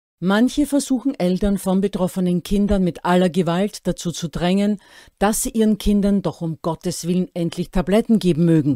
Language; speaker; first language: German; native; German